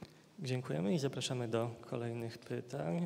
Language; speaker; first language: Polish; native; Polish